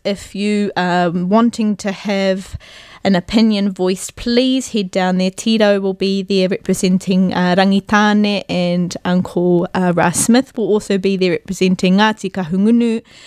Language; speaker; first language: English; native; English